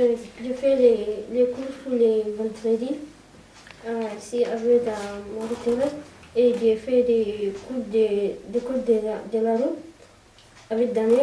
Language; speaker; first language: French; non-native, learner; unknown